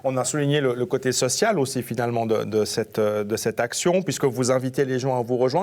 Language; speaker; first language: French; native; French